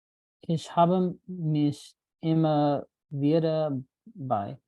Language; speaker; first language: German; non-native, learner; English